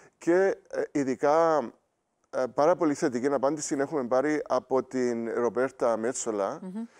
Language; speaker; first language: Greek; native; Greek